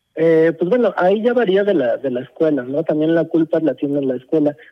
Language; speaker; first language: Spanish; early bilingual, heritage; Spanish